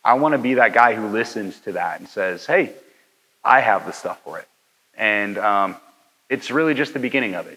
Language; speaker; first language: English; native; English